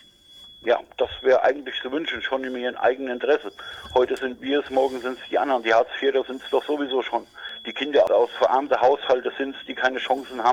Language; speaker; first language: German; native; German